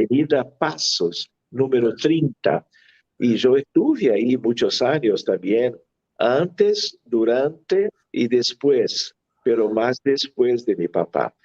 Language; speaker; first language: Spanish; non-native, fluent; Portuguese